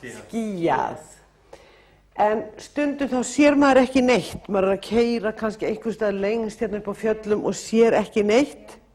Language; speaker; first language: Icelandic; native; Icelandic